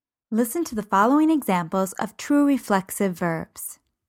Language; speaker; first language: English; native; English